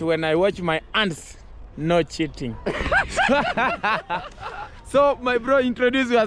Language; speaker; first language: English; non-native, learner; Swahili